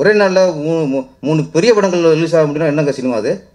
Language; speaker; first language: Tamil; native; Tamil